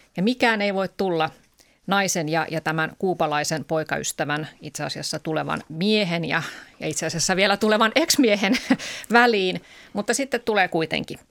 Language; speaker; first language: Finnish; native; Finnish